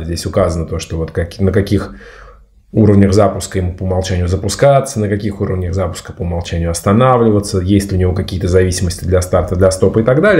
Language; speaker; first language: Russian; native; Russian